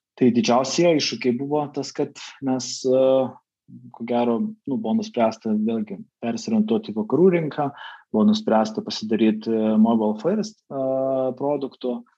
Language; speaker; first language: Lithuanian; native; Lithuanian